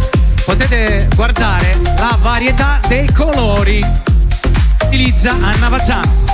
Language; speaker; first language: Italian; native; Italian